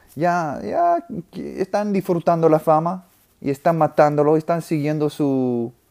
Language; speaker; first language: Spanish; non-native, fluent; English